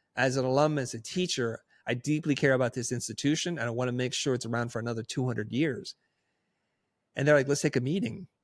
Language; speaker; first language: English; early bilingual, other home language; Vietnamese